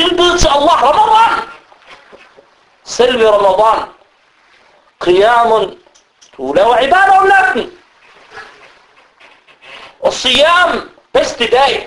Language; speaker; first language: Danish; non-native, fluent; Arabic